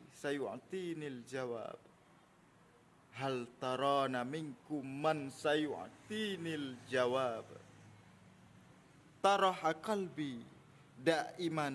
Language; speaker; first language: Arabic; non-native, learner; Achinese